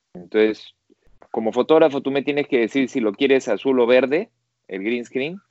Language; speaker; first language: Spanish; native; Spanish